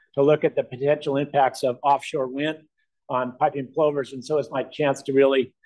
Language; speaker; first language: English; native; English